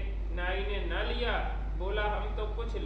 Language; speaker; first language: Hindi; native; Hindi